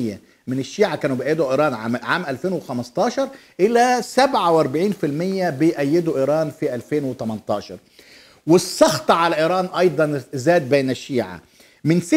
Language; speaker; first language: Arabic; native; Arabic